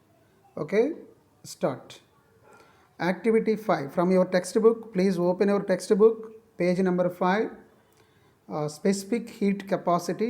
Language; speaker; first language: English; non-native, local second language; Telugu